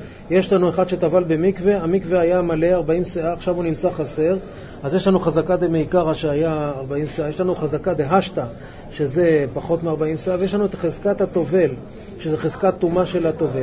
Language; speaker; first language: Hebrew; native; Hebrew